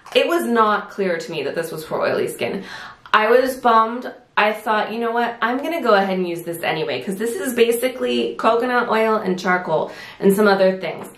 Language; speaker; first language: English; native; English